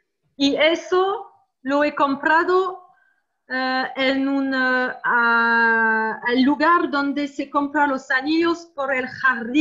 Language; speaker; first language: Spanish; non-native, learner; French